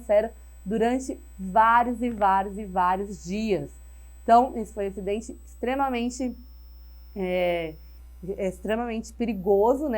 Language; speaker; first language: Portuguese; native; Portuguese